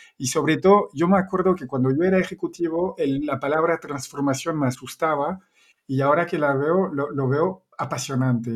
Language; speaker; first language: Spanish; non-native, fluent; French